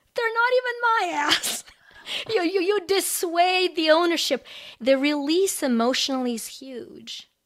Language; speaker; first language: English; non-native, fluent; Ukrainian